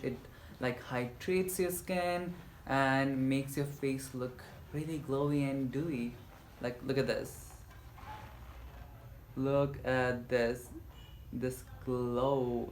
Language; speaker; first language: English; non-native, local second language; Nepali